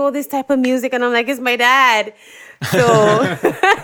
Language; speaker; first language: English; native; English